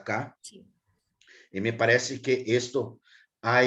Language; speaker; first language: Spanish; non-native, learner; Portuguese